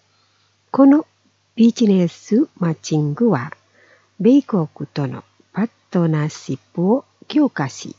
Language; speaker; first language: Japanese; non-native, fluent; Indonesian